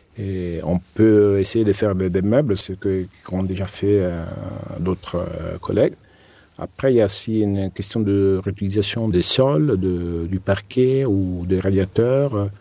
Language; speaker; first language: French; non-native, fluent; Italian